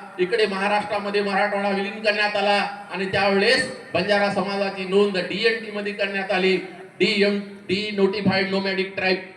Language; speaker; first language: Marathi; non-native, local second language; Lambadi